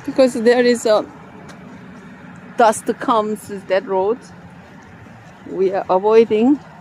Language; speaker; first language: English; non-native, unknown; Korean